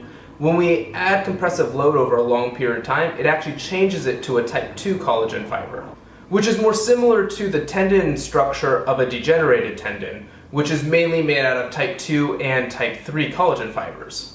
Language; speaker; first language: English; native; English